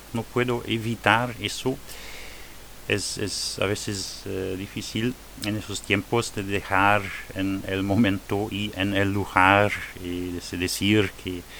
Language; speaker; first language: Spanish; non-native, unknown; French